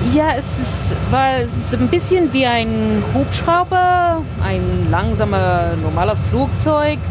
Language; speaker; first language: German; non-native, learner; English